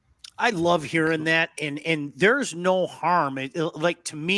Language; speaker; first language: English; native; English